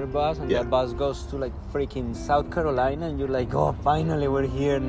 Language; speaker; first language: English; non-native, fluent; Spanish